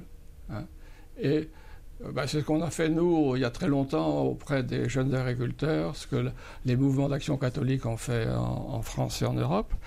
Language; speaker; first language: French; native; French